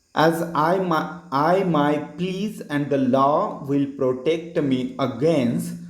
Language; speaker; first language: English; non-native, local second language; Marathi